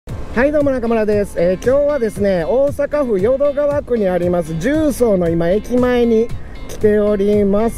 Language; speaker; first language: Japanese; native; Japanese